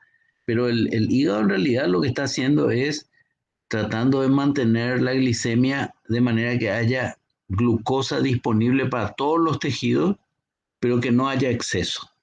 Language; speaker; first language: Spanish; native; Spanish